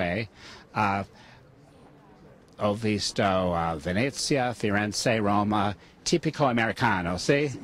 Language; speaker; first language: Italian; early bilingual, heritage; English